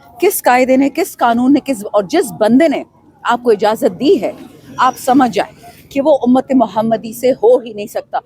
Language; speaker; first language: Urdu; non-native, local second language; Pashto